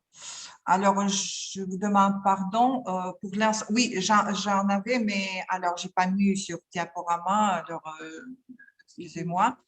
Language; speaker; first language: French; non-native, fluent; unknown